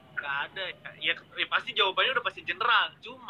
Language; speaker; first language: Indonesian; native; Indonesian